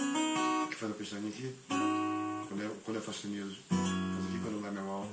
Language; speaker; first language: Portuguese; native; Portuguese